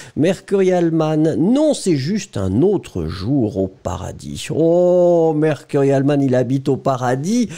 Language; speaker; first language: French; native; French